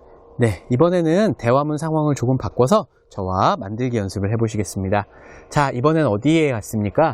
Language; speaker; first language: Korean; native; Korean